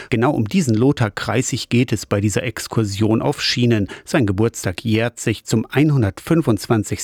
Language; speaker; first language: German; native; German